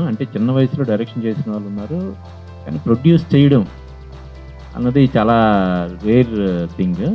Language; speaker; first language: Telugu; native; Telugu